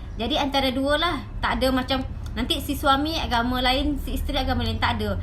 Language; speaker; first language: Malay; native; Malay